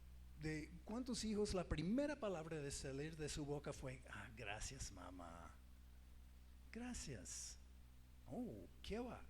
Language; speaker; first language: Spanish; non-native, fluent; English